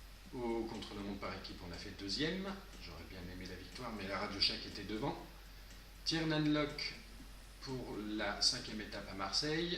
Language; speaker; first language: French; native; French